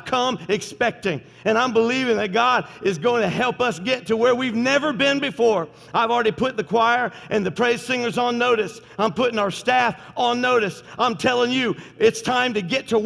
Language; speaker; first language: English; native; English